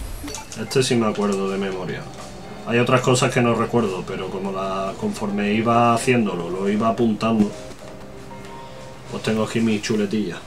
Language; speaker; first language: Spanish; native; Spanish